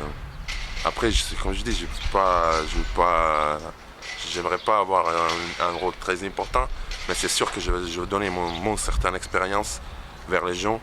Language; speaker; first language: French; non-native, fluent; Bosnian